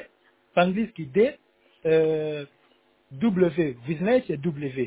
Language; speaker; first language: Russian; non-native, learner; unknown